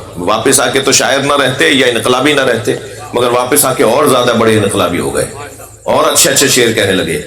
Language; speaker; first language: Urdu; native; Urdu